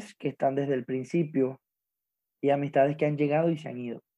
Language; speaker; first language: Spanish; native; Spanish